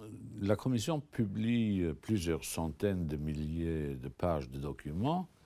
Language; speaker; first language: French; non-native, local second language; Luxembourgish